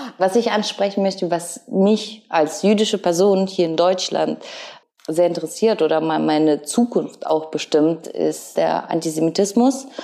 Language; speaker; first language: German; early bilingual, other home language; Russian